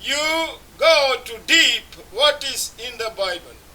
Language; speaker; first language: English; non-native, local second language; Malayalam